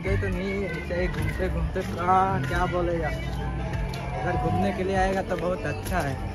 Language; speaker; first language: Hindi; non-native, local second language; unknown